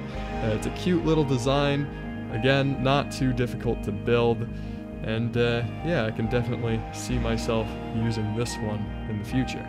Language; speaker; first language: English; native; English